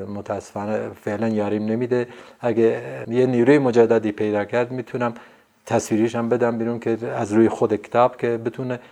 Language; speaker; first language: Persian; non-native, local second language; Central Kurdish